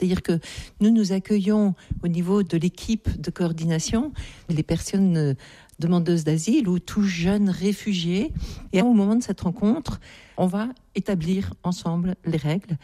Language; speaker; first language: French; native; French